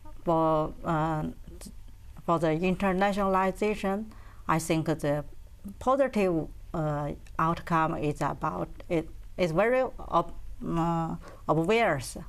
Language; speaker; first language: English; non-native, learner; Chinese